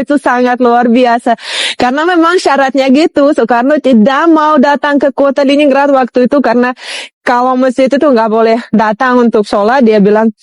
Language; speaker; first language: Indonesian; non-native, fluent; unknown